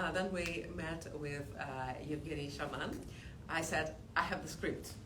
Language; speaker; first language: English; non-native, learner; Russian